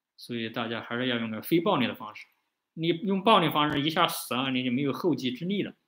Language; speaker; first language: Chinese; native; Chinese